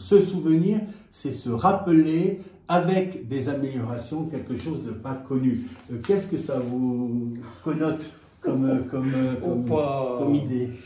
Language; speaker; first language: French; native; French